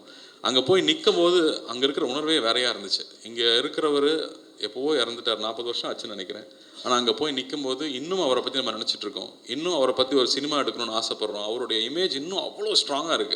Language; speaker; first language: Tamil; native; Tamil